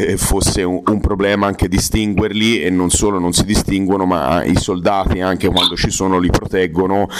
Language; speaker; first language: Italian; native; Italian